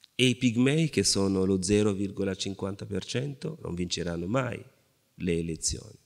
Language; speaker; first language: Italian; non-native, fluent; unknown